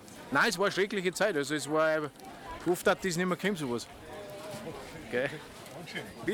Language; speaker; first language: German; native; German